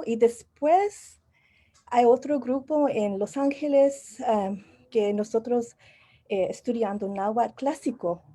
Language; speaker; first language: Spanish; non-native, learner; English